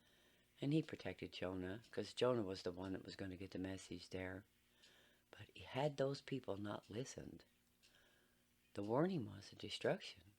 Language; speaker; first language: English; native; English